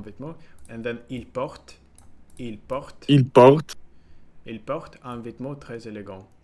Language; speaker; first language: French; non-native, learner; Russian